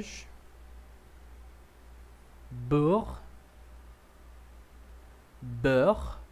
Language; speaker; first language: French; non-native, learner; Portuguese